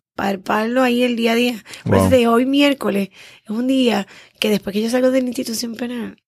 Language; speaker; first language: Spanish; native; Spanish